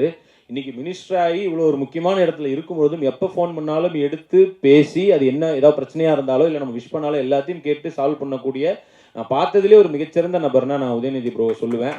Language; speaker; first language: Tamil; native; Tamil